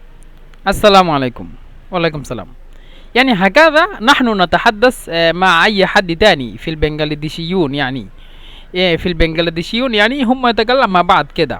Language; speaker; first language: Arabic; non-native, fluent; Bangla